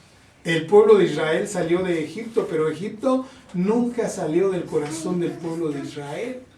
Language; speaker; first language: Spanish; native; Spanish